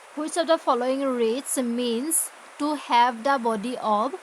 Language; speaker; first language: English; non-native, local second language; Assamese